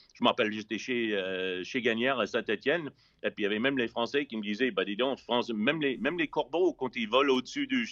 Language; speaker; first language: French; non-native, fluent; English